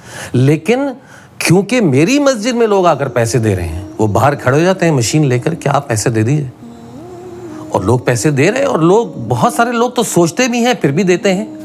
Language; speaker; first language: Urdu; native; Urdu